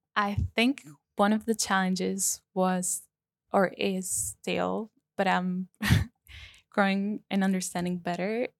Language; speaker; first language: English; non-native, fluent; Spanish